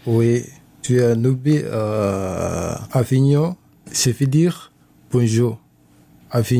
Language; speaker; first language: French; non-native, learner; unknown